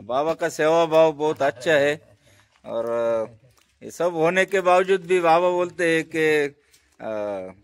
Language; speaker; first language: Hindi; non-native, local second language; Marathi